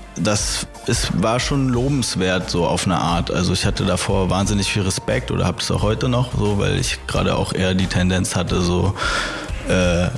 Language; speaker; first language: German; native; German